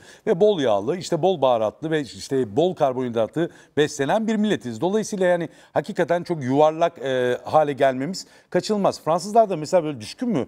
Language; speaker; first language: Turkish; native; Turkish